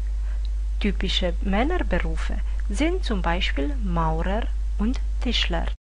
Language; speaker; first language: German; non-native, fluent; Romanian